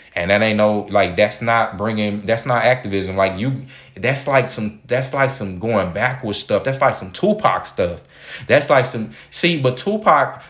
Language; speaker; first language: English; native; English